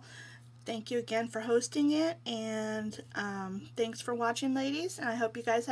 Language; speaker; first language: English; native; English